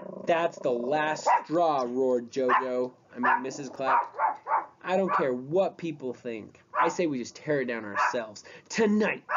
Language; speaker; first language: English; native; English